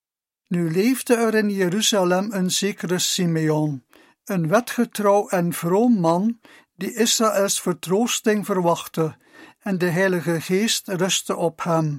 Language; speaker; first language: Dutch; native; Dutch